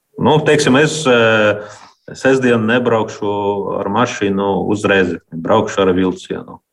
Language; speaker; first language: Latvian; non-native, local second language; Russian